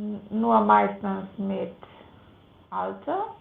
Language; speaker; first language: German; non-native, learner; Macedonian